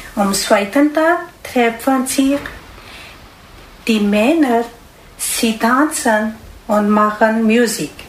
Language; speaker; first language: German; non-native, learner; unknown